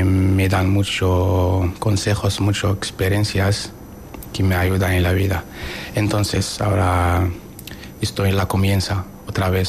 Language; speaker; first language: Spanish; non-native, learner; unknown